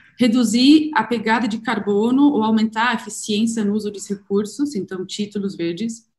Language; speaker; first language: Portuguese; non-native, fluent; German